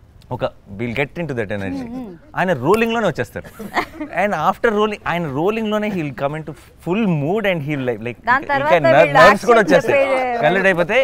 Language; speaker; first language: Telugu; native; Telugu